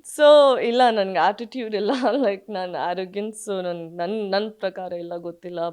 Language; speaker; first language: Kannada; early bilingual, heritage; Kannada